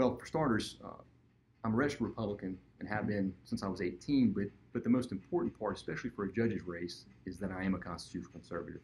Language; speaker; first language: English; native; English